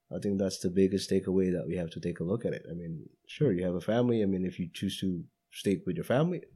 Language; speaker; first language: English; non-native, fluent; Indonesian